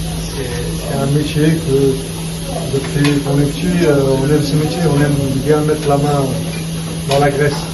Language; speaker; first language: French; native; French